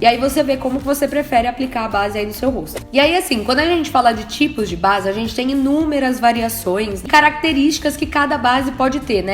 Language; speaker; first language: Portuguese; native; Portuguese